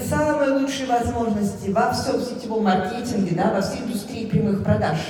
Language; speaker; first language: Russian; native; Russian